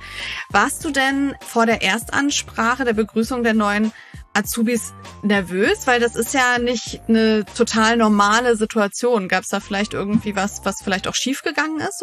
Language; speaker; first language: German; native; German